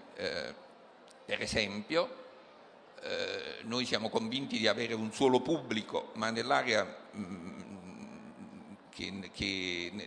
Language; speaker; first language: Italian; native; Italian